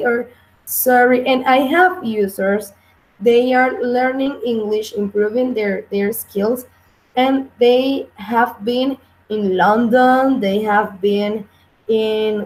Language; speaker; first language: English; non-native, learner; Spanish